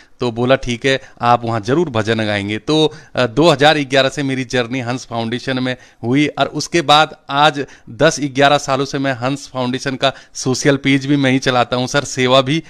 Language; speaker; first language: Hindi; non-native, local second language; Garhwali